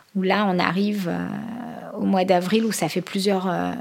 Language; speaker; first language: French; native; French